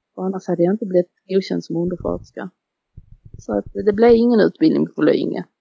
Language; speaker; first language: Swedish; native; Swedish